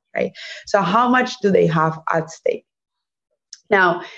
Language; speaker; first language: English; non-native, fluent; Spanish